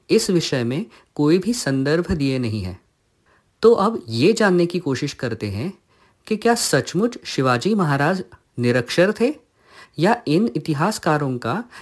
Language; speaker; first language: Hindi; non-native, local second language; Marathi